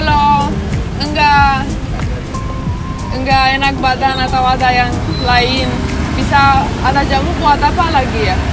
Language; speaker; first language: Indonesian; non-native, fluent; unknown